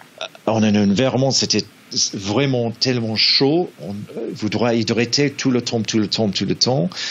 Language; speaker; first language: French; non-native, learner; English